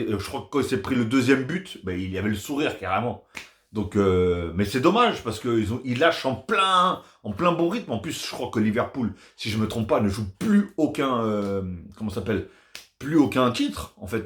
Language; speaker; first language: French; native; French